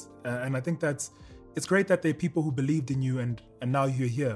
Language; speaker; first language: English; native; English